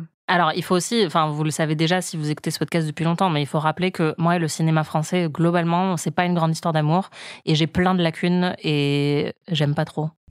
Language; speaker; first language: French; native; French